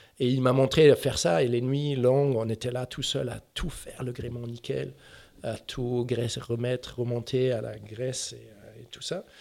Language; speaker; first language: French; non-native, fluent; German